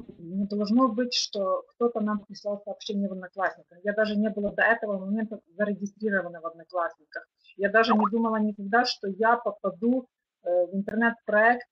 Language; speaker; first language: Russian; non-native, local second language; Ukrainian